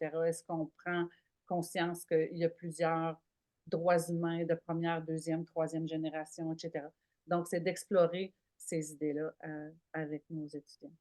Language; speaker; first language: French; native; French